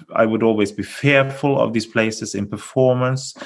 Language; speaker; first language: English; non-native, fluent; Norwegian